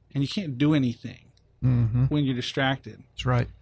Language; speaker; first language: English; native; English